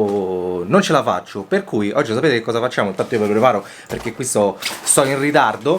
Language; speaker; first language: Italian; native; Italian